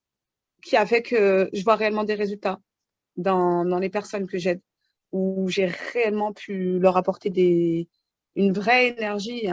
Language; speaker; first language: French; native; French